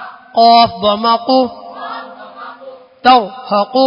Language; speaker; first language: Arabic; non-native, learner; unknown